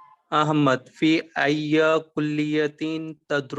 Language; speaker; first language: Arabic; non-native, learner; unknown